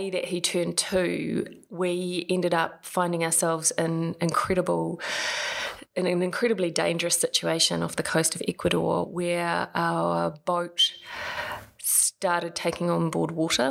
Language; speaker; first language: English; native; English